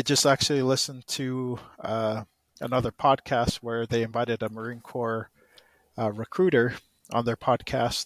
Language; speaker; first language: English; native; English